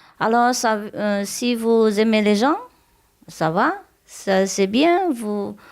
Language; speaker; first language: French; non-native, learner; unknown